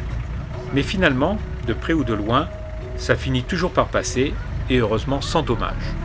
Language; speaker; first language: French; native; French